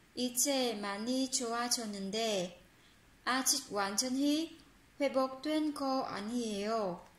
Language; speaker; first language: Korean; non-native, fluent; Vietnamese